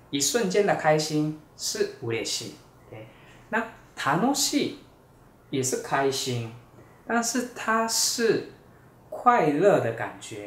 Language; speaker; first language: Chinese; non-native, fluent; Japanese